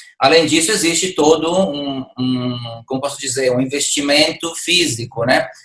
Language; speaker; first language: Portuguese; non-native, fluent; Italian